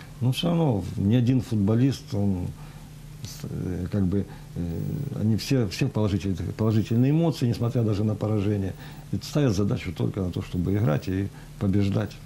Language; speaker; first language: Russian; native; Russian